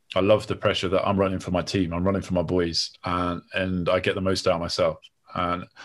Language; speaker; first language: English; native; English